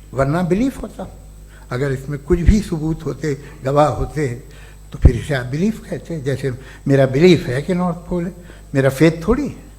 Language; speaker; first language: Urdu; native; Urdu